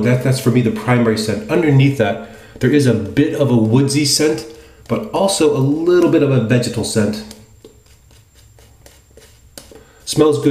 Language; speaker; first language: English; native; English